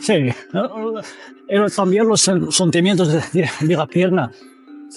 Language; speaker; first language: Spanish; non-native, fluent; Arabic